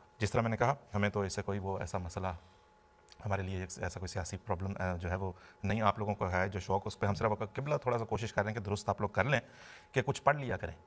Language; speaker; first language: Urdu; native; Urdu